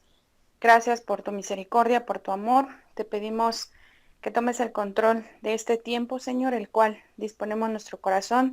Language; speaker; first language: Spanish; native; Spanish